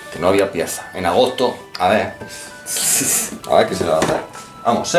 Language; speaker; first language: Spanish; native; Spanish